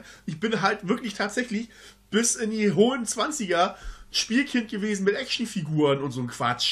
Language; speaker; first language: German; native; German